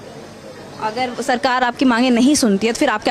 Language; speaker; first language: Hindi; native; Hindi